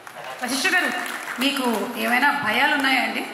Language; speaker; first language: Telugu; native; Telugu